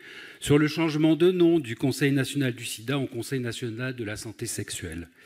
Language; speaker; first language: French; native; French